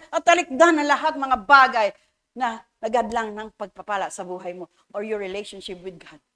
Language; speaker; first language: Filipino; native; Filipino